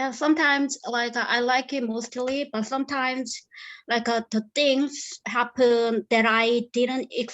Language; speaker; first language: English; non-native, fluent; Korean